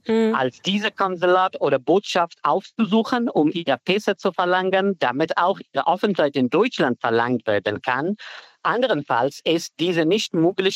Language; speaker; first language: German; non-native, learner; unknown